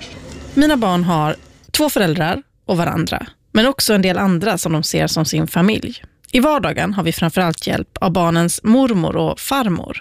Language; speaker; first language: Swedish; native; Swedish